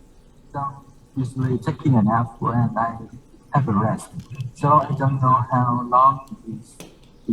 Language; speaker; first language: English; non-native, learner; Vietnamese